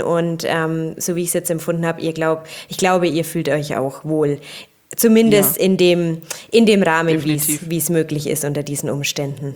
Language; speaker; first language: German; native; German